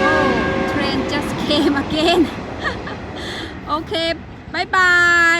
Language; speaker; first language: English; non-native, learner; Thai